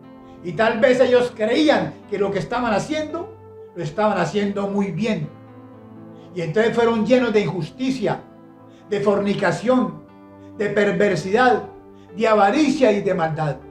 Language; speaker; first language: Spanish; native; Spanish